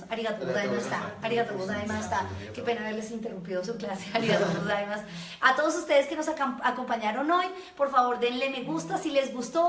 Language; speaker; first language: Spanish; native; Spanish